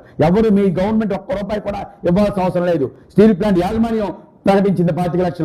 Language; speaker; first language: Telugu; native; Telugu